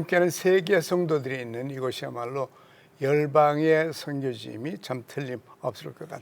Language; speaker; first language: Korean; native; Korean